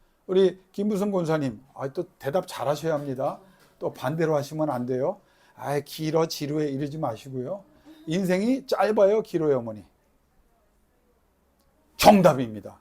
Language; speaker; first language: Korean; native; Korean